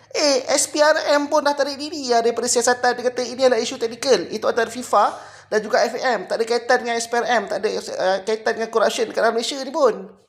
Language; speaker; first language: Malay; native; Malay